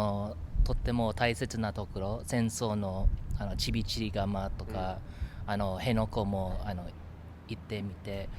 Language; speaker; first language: Japanese; non-native, learner; English